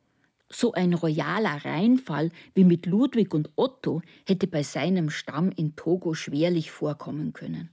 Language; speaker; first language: German; native; German